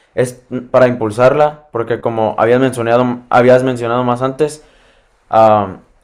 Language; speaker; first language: Spanish; early bilingual, heritage; Spanish